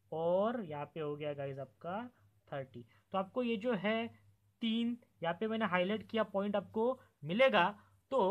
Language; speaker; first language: Hindi; non-native, local second language; Marathi